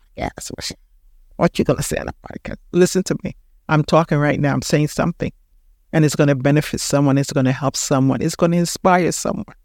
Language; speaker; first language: English; early bilingual, heritage; Spanish